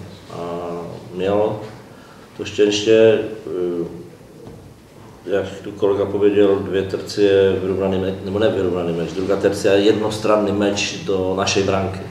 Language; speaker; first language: Polish; non-native, learner; Czech